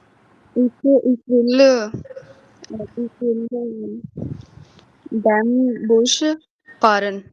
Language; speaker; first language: German; non-native, learner; Hindi